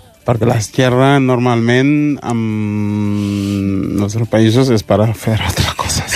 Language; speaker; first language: Catalan; non-native, learner; Mandingo